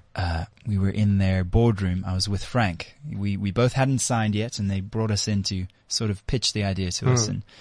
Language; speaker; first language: English; native; English